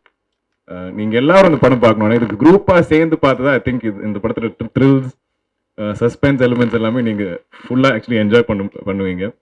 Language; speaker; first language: Tamil; non-native, local second language; Malayalam